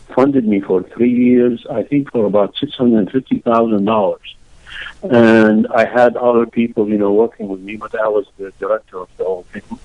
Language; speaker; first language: English; non-native, fluent; Arabic